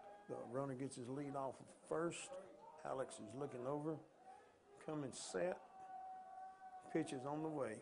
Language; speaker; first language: English; native; English